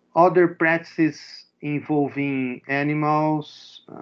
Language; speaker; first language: English; non-native, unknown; Portuguese